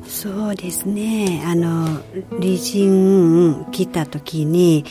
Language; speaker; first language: Japanese; non-native, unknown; Thai